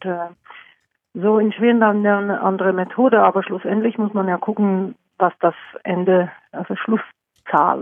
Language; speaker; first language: German; non-native, fluent; Norwegian